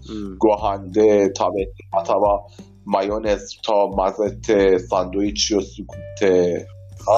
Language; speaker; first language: Japanese; non-native, learner; Persian